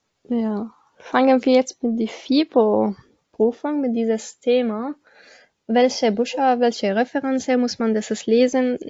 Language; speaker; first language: German; non-native, learner; Arabic